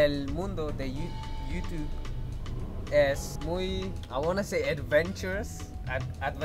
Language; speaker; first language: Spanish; non-native, learner; English